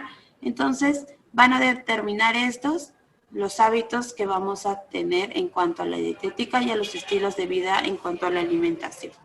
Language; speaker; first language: Spanish; native; Spanish